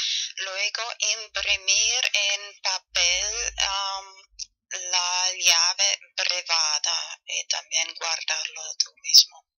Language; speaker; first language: Spanish; non-native, fluent; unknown